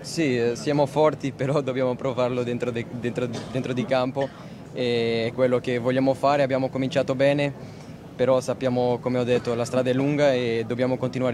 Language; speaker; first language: Italian; non-native, fluent; Portuguese